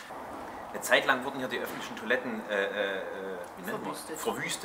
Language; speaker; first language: German; native; German